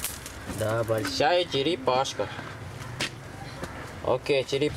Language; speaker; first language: Russian; non-native, learner; Swahili